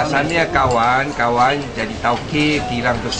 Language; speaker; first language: Indonesian; non-native, local second language; Chinese